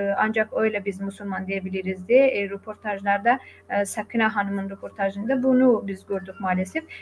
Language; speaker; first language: Turkish; non-native, fluent; Persian